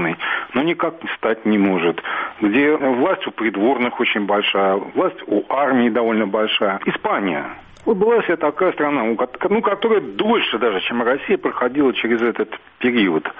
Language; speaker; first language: Russian; native; Russian